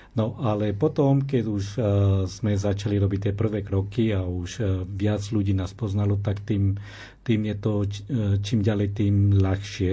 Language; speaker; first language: Slovak; non-native, fluent; Spanish